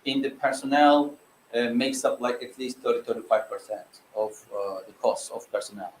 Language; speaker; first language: English; non-native, fluent; Turkish